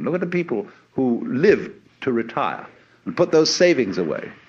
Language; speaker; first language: English; native; English